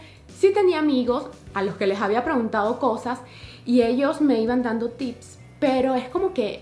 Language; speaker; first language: Spanish; native; Spanish